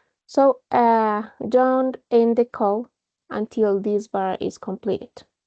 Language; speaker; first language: English; non-native, fluent; Spanish